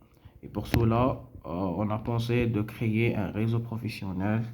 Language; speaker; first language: French; non-native, local second language; Arabic